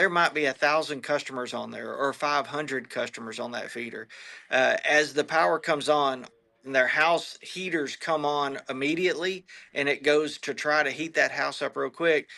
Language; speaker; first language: English; native; English